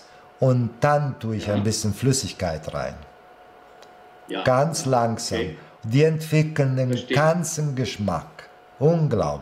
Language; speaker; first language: German; non-native, fluent; Italian